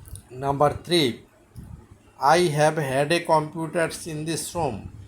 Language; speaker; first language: English; non-native, local second language; Bangla